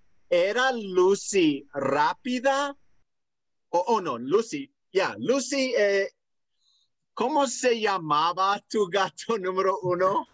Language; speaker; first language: Spanish; non-native, fluent; English